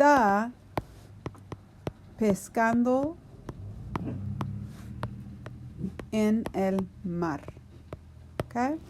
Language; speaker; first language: Spanish; non-native, fluent; English